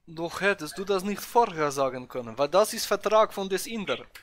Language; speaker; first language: German; native; German